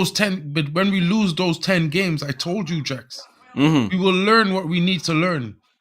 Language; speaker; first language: English; native; English